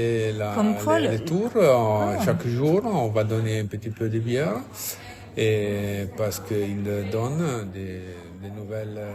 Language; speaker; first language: French; non-native, fluent; Italian